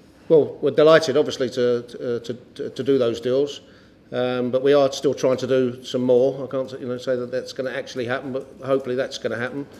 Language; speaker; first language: English; native; English